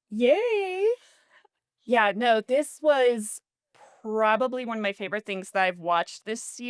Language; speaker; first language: English; native; English